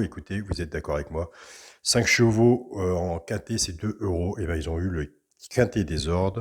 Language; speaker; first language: French; native; French